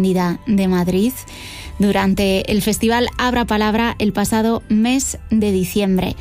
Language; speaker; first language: Spanish; native; Spanish